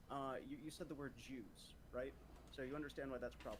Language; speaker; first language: English; native; English